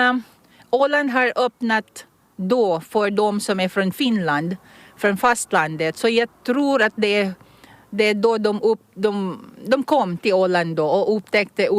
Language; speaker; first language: Swedish; non-native, fluent; Filipino